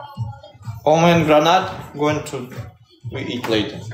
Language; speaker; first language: English; non-native, learner; Russian